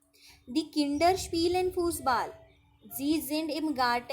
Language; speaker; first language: German; non-native, fluent; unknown